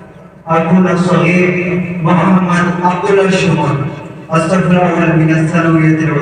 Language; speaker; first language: Arabic; non-native, learner; Bangla